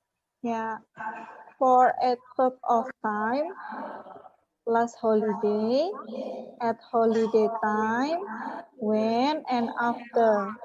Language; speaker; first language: English; non-native, learner; Indonesian